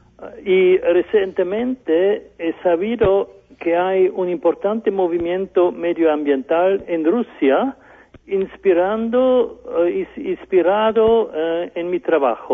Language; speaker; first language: Spanish; non-native, fluent; German